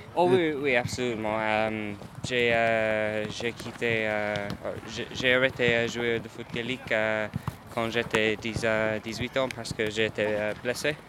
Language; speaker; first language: French; non-native, learner; English